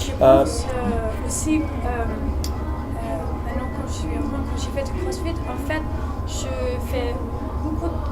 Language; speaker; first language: French; non-native, learner; Danish